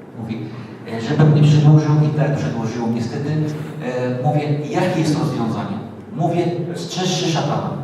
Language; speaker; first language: Polish; non-native, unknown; Arabic